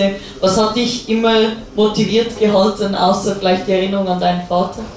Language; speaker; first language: German; native; German